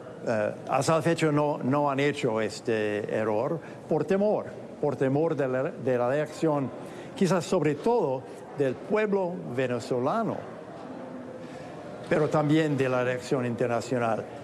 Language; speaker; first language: Spanish; non-native, fluent; English